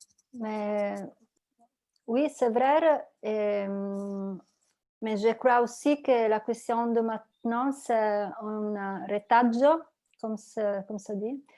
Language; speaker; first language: French; non-native, learner; Italian